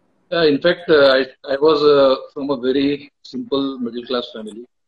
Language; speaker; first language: English; non-native, local second language; Marathi